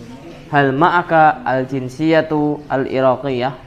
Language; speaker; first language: Arabic; non-native, fluent; Indonesian